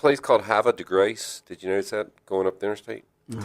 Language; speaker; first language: English; native; English